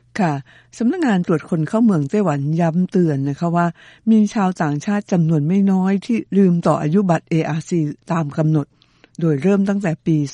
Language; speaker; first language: Thai; native; Thai